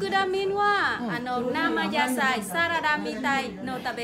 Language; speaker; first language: Japanese; non-native, learner; Vietnamese